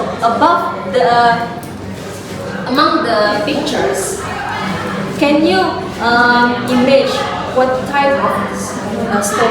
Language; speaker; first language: English; non-native, learner; Indonesian